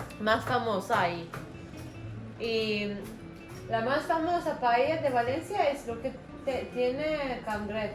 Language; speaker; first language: Spanish; non-native, fluent; Turkish